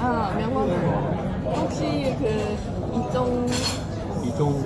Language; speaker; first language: Korean; non-native, learner; Cantonese